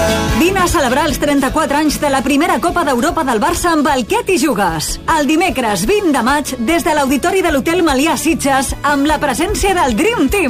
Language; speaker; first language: Catalan; native; Catalan